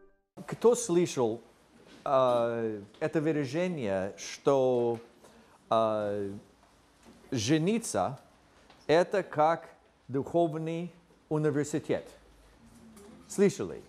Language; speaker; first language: Russian; non-native, fluent; English